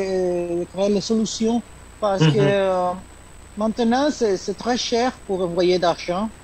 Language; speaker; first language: French; non-native, fluent; Spanish